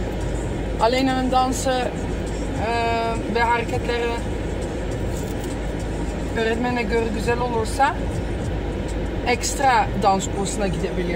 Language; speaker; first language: Turkish; non-native, learner; Dutch